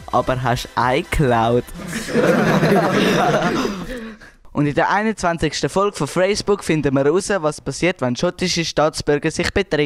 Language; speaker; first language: German; native; German